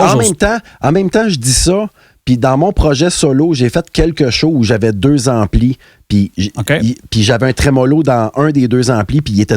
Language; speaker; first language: French; native; French